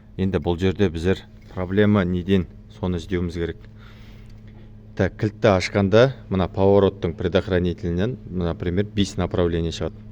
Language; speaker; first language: Kazakh; native; Kazakh